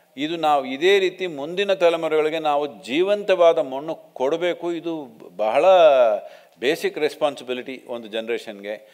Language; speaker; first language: Kannada; non-native, local second language; Telugu